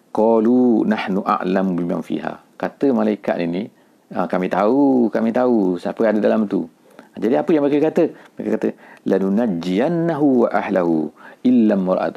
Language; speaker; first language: Malay; native; Malay